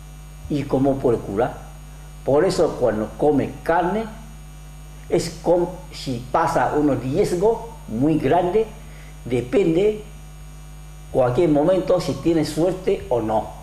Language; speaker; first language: Spanish; non-native, learner; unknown